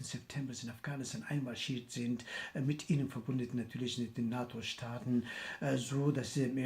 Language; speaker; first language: German; non-native, fluent; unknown